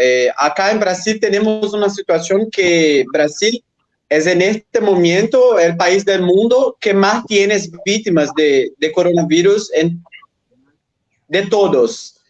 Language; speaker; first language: Spanish; non-native, fluent; Portuguese